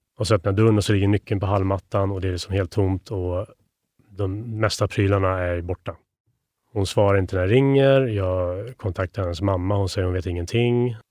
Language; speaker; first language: Swedish; native; Swedish